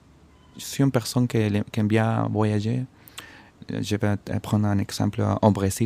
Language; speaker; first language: French; non-native, fluent; Spanish